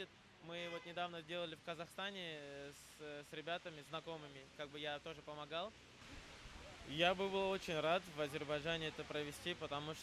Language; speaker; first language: Russian; non-native, local second language; Georgian